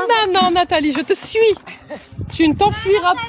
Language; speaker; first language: French; native; French